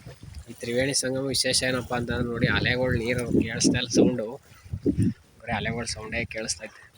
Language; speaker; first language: Kannada; native; Kannada